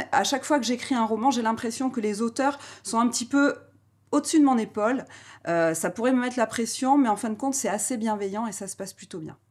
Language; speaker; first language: French; native; French